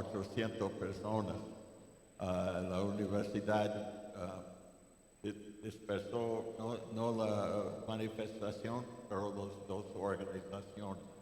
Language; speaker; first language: Spanish; non-native, fluent; English